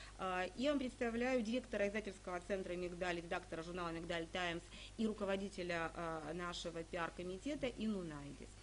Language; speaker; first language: Russian; native; Russian